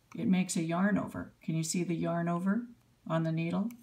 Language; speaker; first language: English; native; English